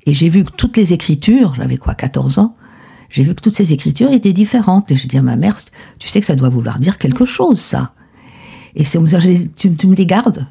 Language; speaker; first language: French; non-native, fluent; Spanish